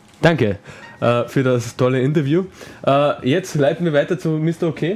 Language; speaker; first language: German; native; German